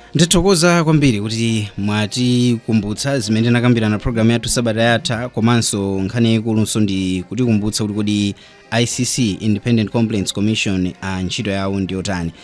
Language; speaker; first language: Nyanja; native; Nyanja